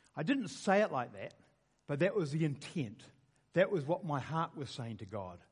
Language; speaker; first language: English; native; English